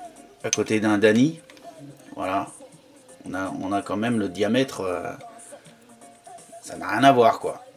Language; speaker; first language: French; native; French